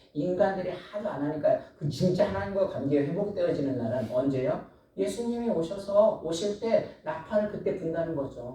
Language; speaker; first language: Korean; native; Korean